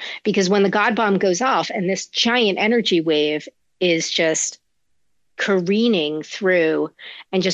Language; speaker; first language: English; native; English